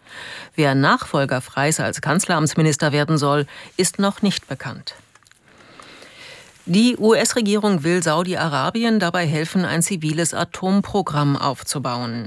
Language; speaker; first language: German; native; German